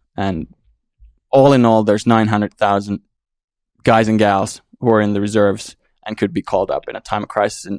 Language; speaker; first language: English; non-native, fluent; Finnish